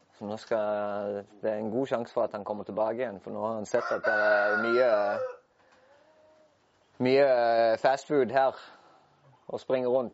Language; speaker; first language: Norwegian; native; Norwegian